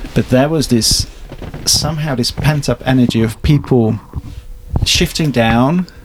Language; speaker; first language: English; non-native, fluent; Hungarian